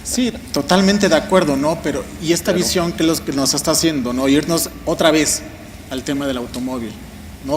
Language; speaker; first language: Spanish; native; Spanish